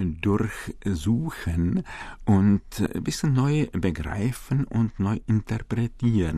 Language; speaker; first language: German; non-native, fluent; Czech